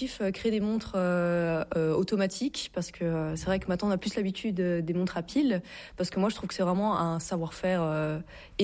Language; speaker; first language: French; native; French